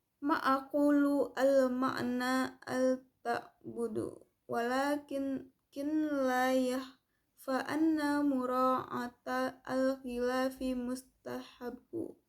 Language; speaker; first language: Arabic; non-native, learner; Indonesian